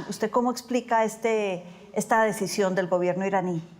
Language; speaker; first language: Spanish; native; Spanish